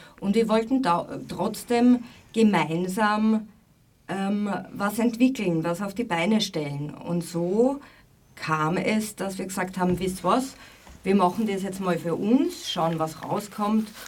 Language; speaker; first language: German; native; German